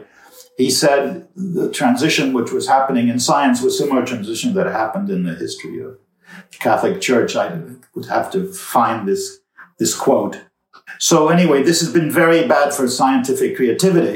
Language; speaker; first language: English; native; English